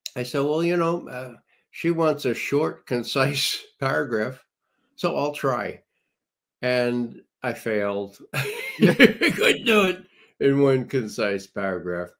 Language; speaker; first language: English; native; English